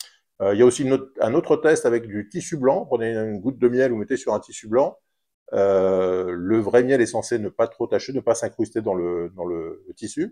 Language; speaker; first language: French; native; French